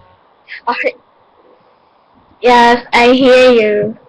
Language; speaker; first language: English; non-native, learner; Vietnamese